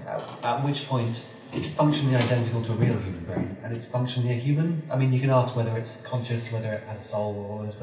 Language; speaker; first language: English; native; English